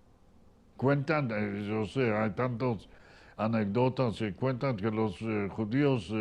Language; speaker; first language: Spanish; non-native, fluent; Yiddish